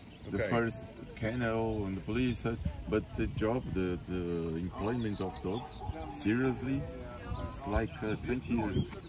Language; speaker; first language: English; non-native, learner; Portuguese